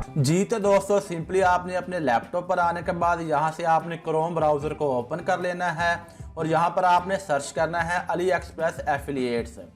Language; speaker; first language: Urdu; non-native, local second language; Punjabi